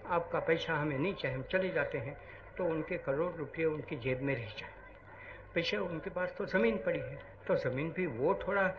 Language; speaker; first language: Hindi; non-native, local second language; Gujarati